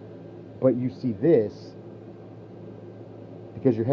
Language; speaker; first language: English; native; English